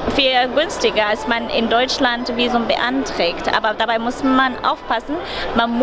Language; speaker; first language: German; non-native, fluent; Chinese